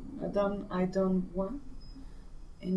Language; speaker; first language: English; non-native, learner; Spanish